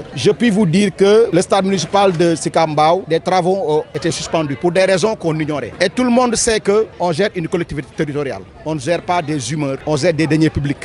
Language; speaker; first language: French; non-native, local second language; Wolof